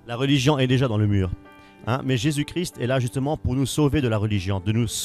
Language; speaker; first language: French; native; French